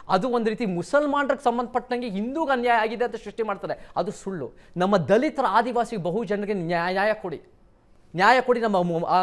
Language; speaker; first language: Kannada; early bilingual, heritage; Kannada